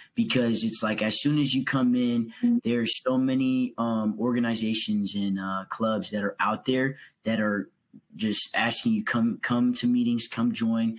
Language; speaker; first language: English; native; English